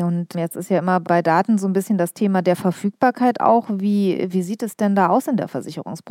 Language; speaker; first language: German; native; German